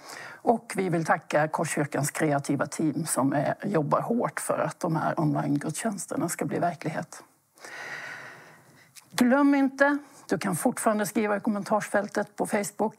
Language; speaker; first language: Swedish; native; Swedish